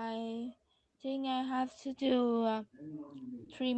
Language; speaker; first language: English; non-native, learner; Vietnamese